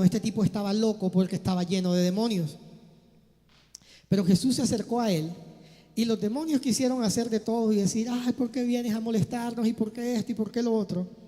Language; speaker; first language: Spanish; native; Spanish